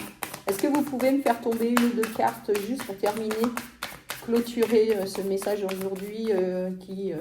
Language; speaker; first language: French; native; French